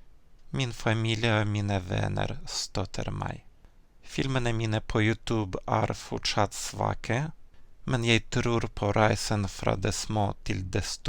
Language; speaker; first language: Norwegian; non-native, fluent; Ukrainian